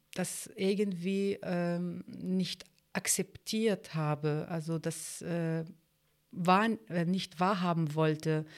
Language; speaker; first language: German; non-native, fluent; Turkish